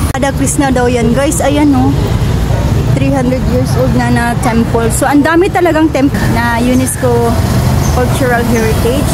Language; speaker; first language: Filipino; native; Filipino